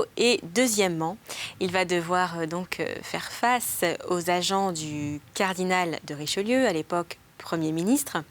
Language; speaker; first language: French; native; French